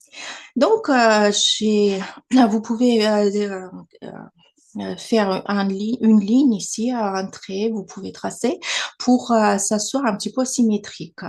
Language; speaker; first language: French; non-native, fluent; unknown